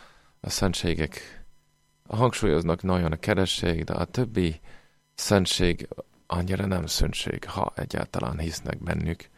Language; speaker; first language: Hungarian; non-native, fluent; English